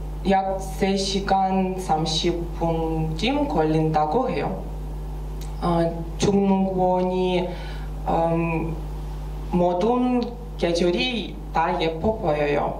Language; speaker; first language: Korean; non-native, learner; Russian